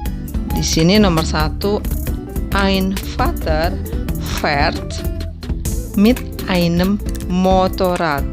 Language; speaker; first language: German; non-native, fluent; Indonesian